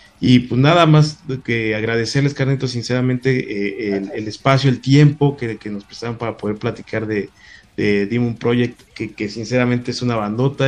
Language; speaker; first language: Spanish; native; Spanish